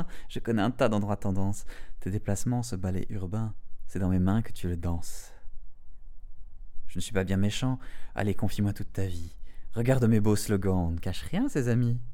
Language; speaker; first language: French; native; French